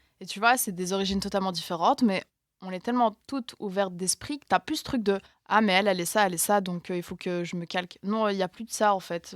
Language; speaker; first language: French; native; French